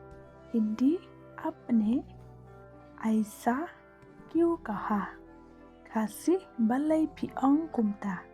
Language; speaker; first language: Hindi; non-native, local second language; Khasi